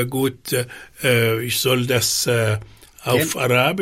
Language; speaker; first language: German; non-native, fluent; Arabic